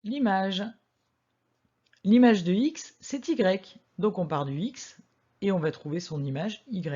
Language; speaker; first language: French; native; French